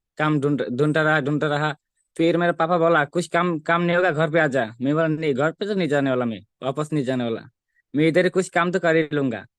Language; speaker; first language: Hindi; non-native, local second language; Bangla